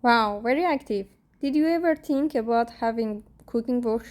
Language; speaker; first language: English; non-native, learner; Persian